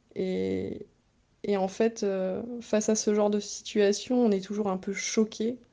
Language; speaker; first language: French; native; French